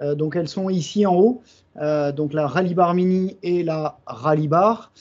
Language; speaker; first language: French; native; French